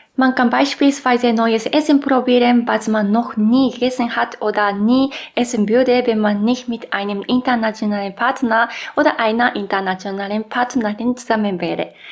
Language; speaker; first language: German; non-native, fluent; Japanese